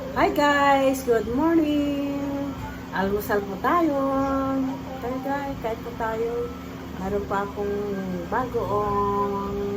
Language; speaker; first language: Filipino; non-native, local second language; Cebuano